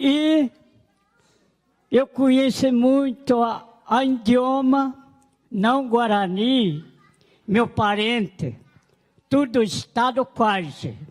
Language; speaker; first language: Portuguese; non-native, local second language; Guarani